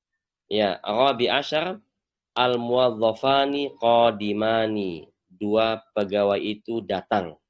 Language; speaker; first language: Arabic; non-native, fluent; Indonesian